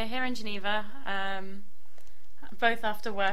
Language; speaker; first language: English; native; English